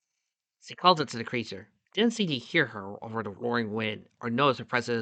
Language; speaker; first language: English; native; English